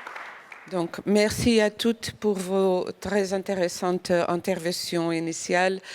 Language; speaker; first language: French; non-native, fluent; Portuguese